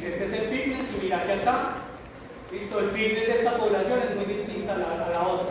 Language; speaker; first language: Spanish; native; Spanish